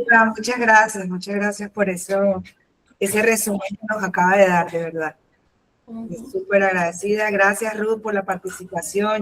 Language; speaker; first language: Spanish; native; Spanish